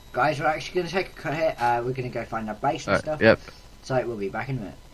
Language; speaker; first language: English; native; English